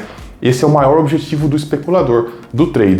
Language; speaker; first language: Portuguese; native; Portuguese